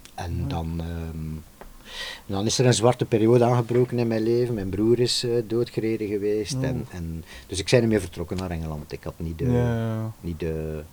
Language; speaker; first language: Dutch; native; Dutch